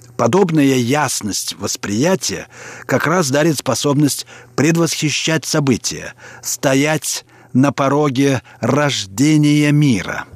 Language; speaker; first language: Russian; native; Russian